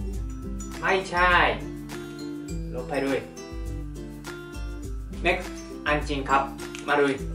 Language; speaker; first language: Thai; non-native, fluent; Japanese